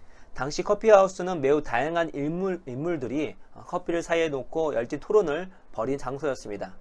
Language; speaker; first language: Korean; native; Korean